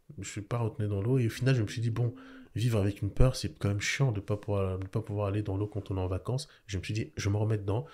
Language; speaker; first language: French; early bilingual, other home language; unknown